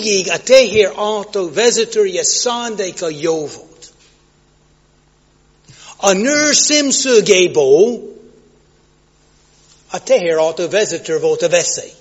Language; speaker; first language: Hungarian; non-native, fluent; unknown